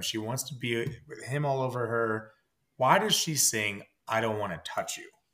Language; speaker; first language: English; native; English